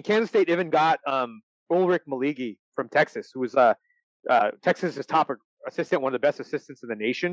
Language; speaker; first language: English; native; English